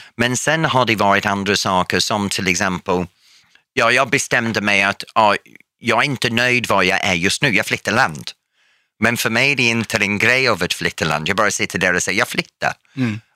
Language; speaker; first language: Swedish; non-native, fluent; English